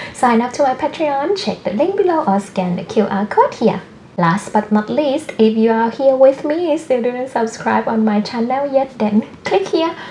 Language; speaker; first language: English; non-native, fluent; Thai